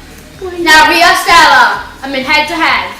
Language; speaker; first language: Welsh; native; Welsh